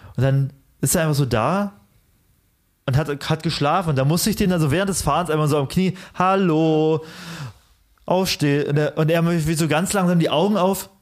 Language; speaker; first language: German; early bilingual, other home language; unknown